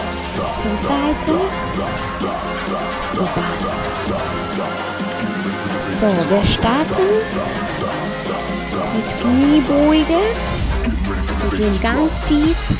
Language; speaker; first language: German; native; German